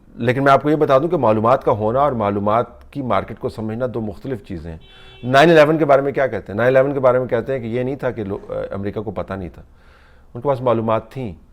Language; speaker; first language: Urdu; native; Urdu